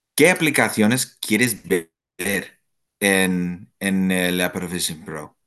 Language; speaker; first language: Spanish; non-native, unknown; English